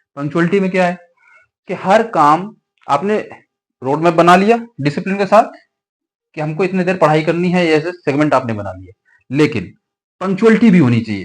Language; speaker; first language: Hindi; native; Hindi